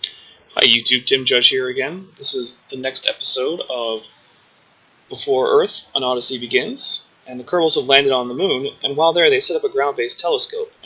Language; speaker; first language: English; native; English